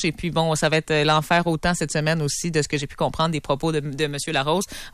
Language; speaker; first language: French; native; French